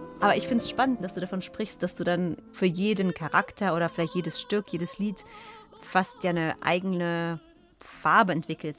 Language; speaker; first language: German; native; German